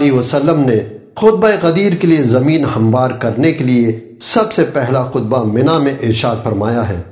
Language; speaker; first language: Urdu; native; Urdu